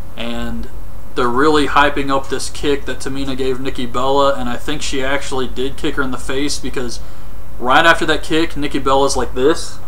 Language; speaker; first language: English; native; English